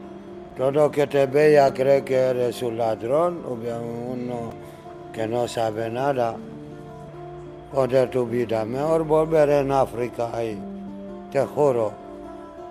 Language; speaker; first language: Spanish; non-native, learner; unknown